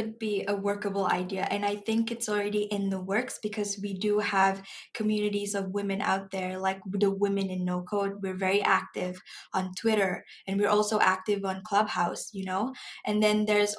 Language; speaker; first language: English; non-native, local second language; Malay